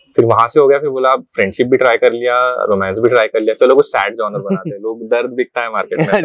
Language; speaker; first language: Hindi; non-native, local second language; Marathi